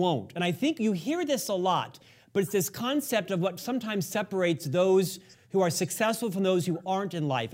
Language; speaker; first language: English; native; English